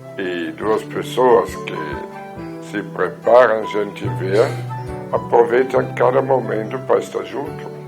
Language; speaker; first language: Portuguese; non-native, fluent; German